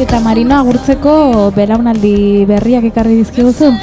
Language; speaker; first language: Basque; native; Basque